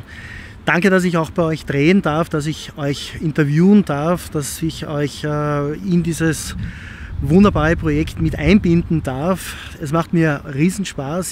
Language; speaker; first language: German; native; German